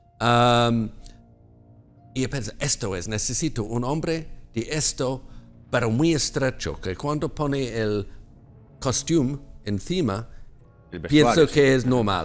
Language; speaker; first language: Spanish; non-native, learner; English